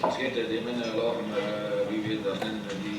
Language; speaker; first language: German; non-native, learner; Dutch